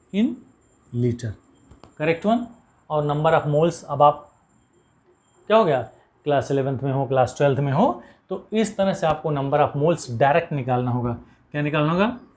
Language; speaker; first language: Hindi; native; Hindi